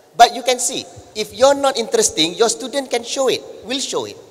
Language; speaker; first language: English; non-native, local second language; Malay